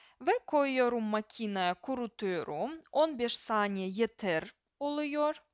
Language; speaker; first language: Turkish; non-native, fluent; Russian